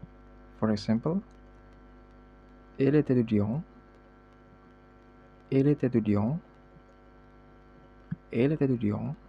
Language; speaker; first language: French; non-native, learner; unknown